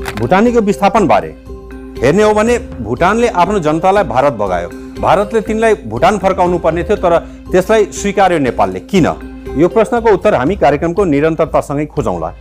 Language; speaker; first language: Nepali; native; Nepali